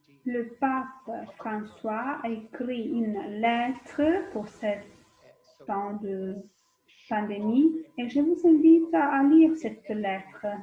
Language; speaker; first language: French; non-native, fluent; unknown